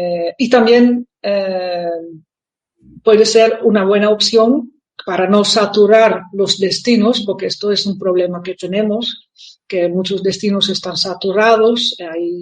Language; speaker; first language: Spanish; non-native, fluent; Dutch